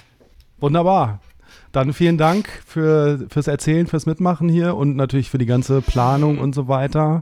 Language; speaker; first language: German; native; German